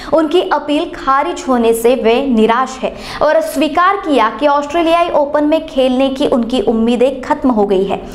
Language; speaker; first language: Hindi; non-native, local second language; Marathi